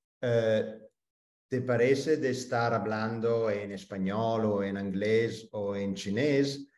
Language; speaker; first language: Spanish; non-native, fluent; Italian